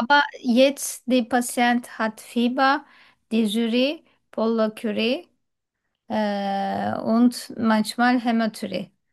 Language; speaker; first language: German; non-native, learner; Turkish